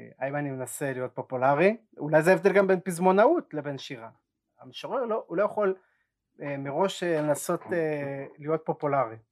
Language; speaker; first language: Hebrew; early bilingual, other home language; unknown